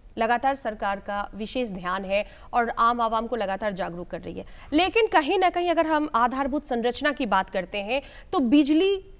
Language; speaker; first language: Hindi; native; Hindi